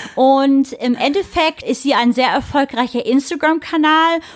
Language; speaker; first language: German; early bilingual, other home language; English